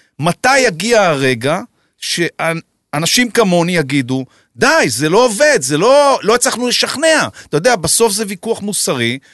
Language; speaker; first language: Hebrew; native; Hebrew